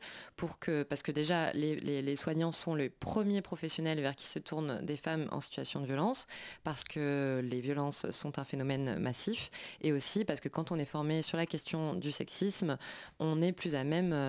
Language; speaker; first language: French; native; French